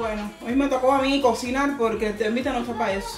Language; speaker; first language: Spanish; native; Spanish